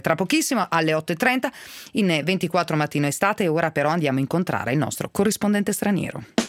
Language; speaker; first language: Italian; native; Italian